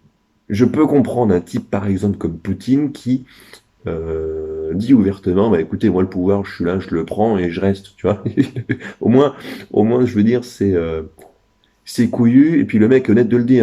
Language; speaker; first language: French; native; French